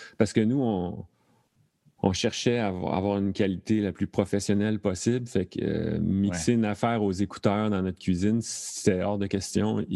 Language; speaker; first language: French; native; French